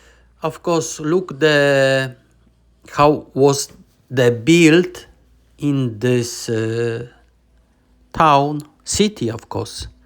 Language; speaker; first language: English; non-native, learner; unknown